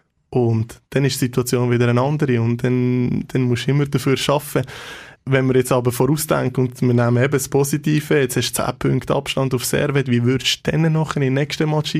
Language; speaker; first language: German; native; German